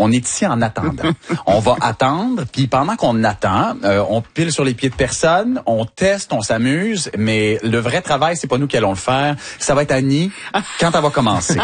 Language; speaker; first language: French; native; French